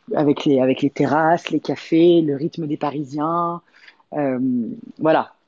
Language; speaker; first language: French; native; French